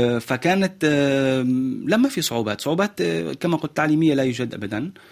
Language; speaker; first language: Arabic; native; Arabic